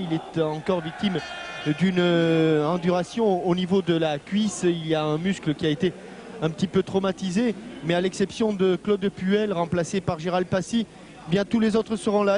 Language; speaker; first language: French; native; French